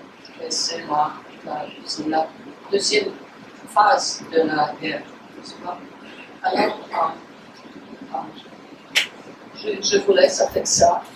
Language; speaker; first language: French; non-native, fluent; Polish